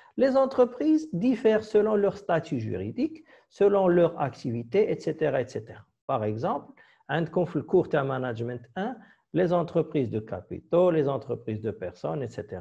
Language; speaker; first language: French; non-native, local second language; Arabic